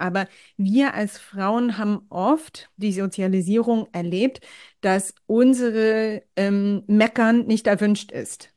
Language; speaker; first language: German; non-native, fluent; English